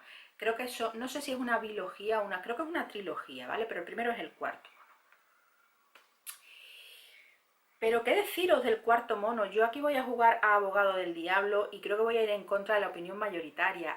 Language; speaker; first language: Spanish; native; Spanish